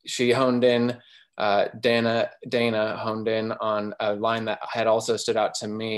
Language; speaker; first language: English; native; English